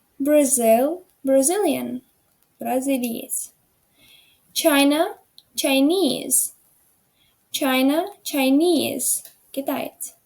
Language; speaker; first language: English; non-native, fluent; Ukrainian